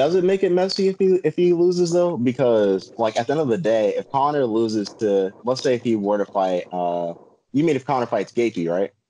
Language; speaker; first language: English; native; English